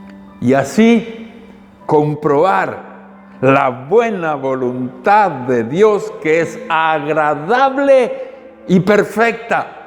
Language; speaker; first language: Spanish; native; Spanish